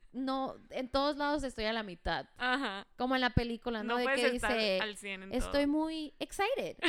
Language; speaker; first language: Spanish; early bilingual, heritage; Spanish